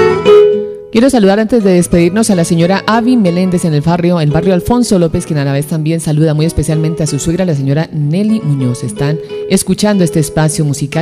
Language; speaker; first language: Spanish; native; Spanish